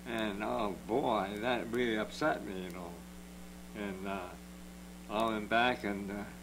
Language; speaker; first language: English; native; English